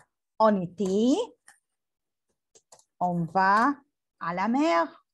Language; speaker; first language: French; non-native, learner; Arabic